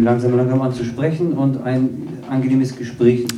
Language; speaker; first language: German; non-native, learner; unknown